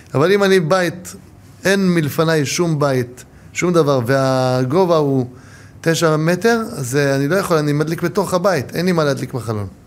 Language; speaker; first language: Hebrew; native; Hebrew